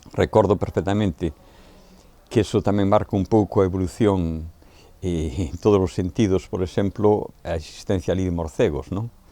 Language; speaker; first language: Galician; native; Galician